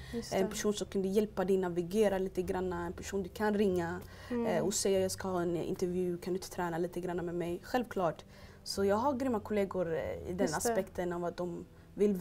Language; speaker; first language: Swedish; early bilingual, other home language; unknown